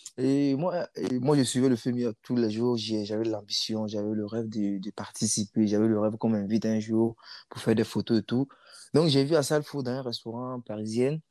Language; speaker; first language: French; non-native, local second language; Mossi